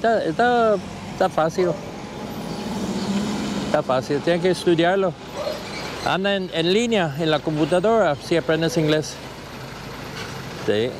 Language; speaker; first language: Spanish; non-native, learner; English